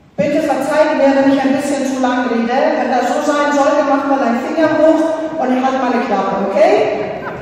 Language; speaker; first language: German; non-native, fluent; Greek